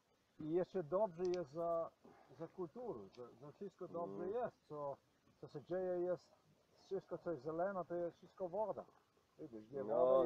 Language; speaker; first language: Polish; non-native, learner; Croatian